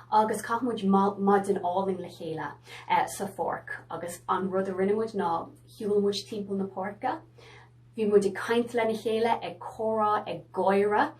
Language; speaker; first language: Irish; native; Irish